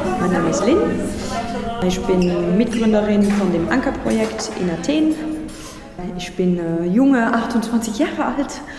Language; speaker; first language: German; non-native, learner; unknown